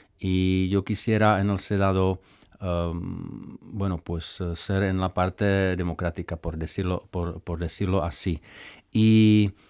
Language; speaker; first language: Spanish; non-native, fluent; Czech